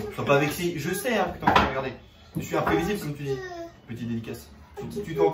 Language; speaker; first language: French; native; French